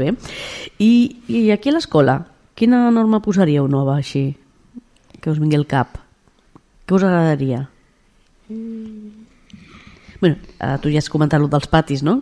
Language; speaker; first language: Catalan; native; Catalan